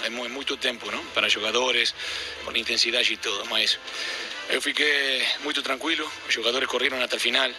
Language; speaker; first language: Portuguese; non-native, fluent; Spanish